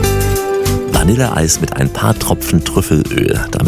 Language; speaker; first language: German; native; German